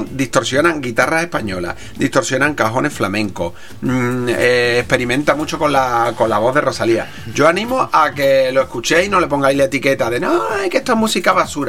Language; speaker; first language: Spanish; native; Spanish